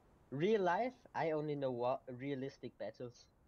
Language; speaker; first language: English; non-native, fluent; German